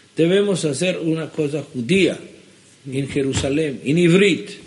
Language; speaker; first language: Spanish; early bilingual, heritage; Spanish